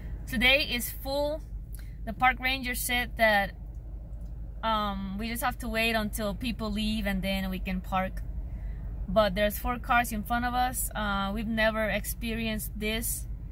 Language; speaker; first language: English; non-native, local second language; Spanish